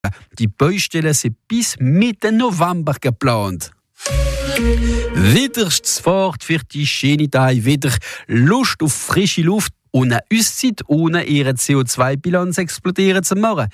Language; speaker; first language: German; non-native, local second language; French